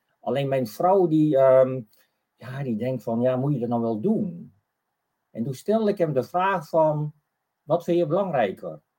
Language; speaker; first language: Dutch; early bilingual, other home language; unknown